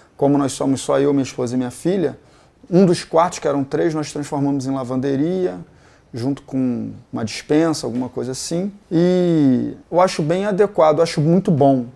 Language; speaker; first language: Portuguese; native; Portuguese